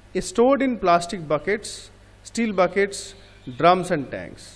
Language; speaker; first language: English; non-native, local second language; Bangla